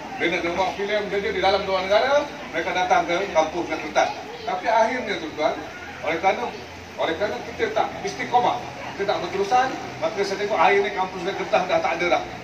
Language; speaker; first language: Malay; native; Malay